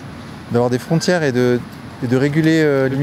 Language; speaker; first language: French; native; French